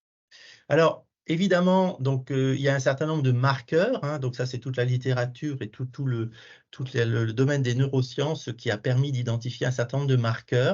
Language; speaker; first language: French; native; French